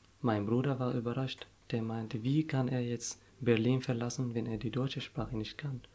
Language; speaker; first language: German; non-native, fluent; Arabic